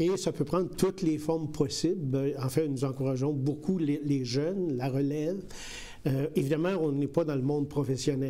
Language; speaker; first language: French; native; French